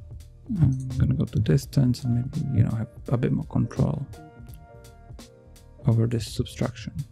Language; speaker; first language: English; non-native, fluent; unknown